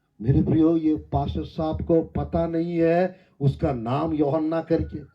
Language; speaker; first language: Hindi; non-native, local second language; Telugu